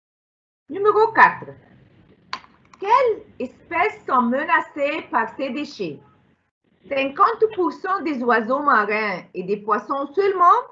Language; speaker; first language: French; non-native, fluent; Arabic